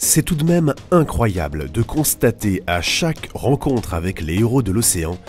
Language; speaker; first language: French; native; French